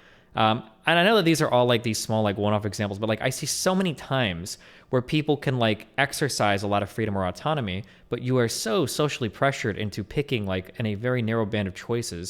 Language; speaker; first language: English; native; English